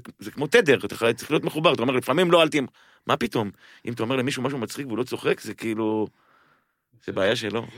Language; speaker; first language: Hebrew; native; Hebrew